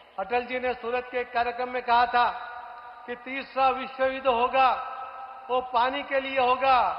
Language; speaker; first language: Hindi; non-native, local second language; Marathi